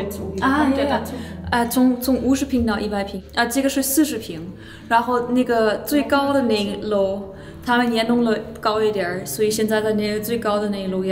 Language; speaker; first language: Chinese; early bilingual, heritage; Chinese